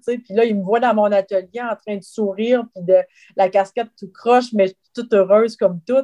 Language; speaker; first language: French; native; French